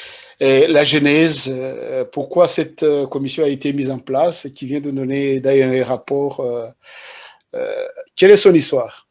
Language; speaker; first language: French; non-native, local second language; Kinyarwanda